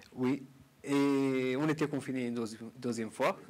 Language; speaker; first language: French; non-native, learner; Arabic